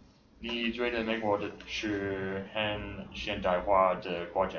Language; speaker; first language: Chinese; non-native, learner; English